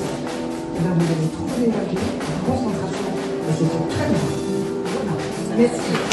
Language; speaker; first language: French; native; French